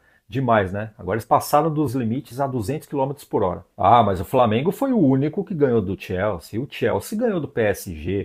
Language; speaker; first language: Portuguese; native; Portuguese